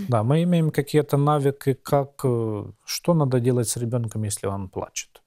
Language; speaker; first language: Russian; native; Russian